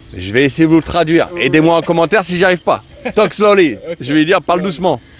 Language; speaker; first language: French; native; French